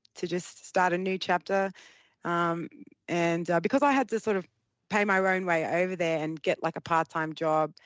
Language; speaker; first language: English; early bilingual, other home language; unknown